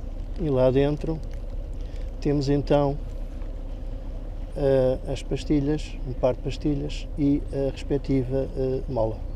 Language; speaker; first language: Portuguese; native; Portuguese